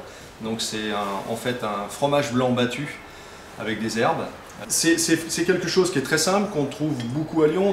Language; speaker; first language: French; native; French